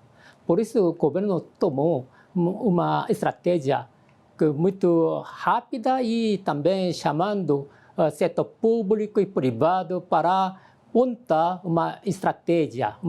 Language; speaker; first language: Portuguese; non-native, fluent; Korean